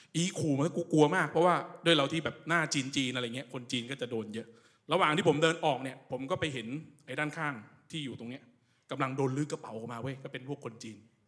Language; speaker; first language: Thai; native; Thai